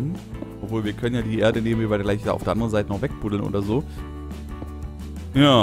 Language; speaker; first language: German; native; German